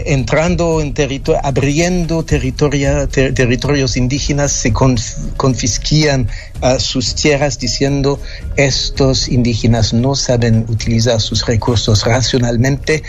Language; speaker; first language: Spanish; non-native, fluent; French